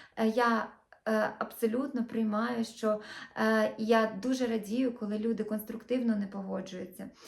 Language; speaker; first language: Ukrainian; non-native, local second language; Russian